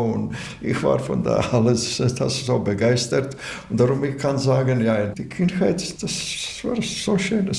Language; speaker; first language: German; non-native, learner; Latvian